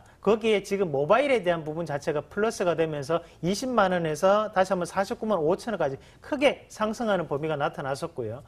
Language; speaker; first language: Korean; native; Korean